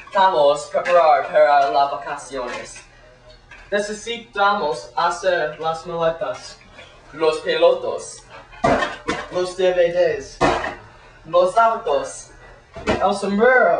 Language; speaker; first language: Spanish; non-native, learner; English